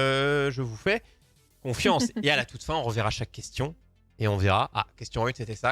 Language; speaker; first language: French; native; French